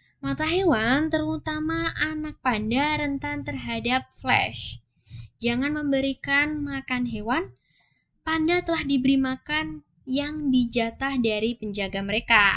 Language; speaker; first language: Indonesian; native; Indonesian